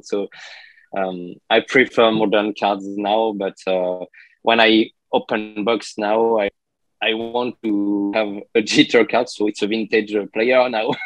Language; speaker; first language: English; non-native, learner; French